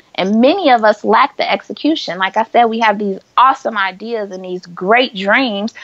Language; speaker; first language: English; native; English